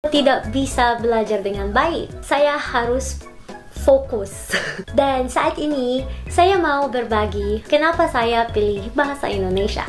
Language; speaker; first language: Indonesian; non-native, fluent; Filipino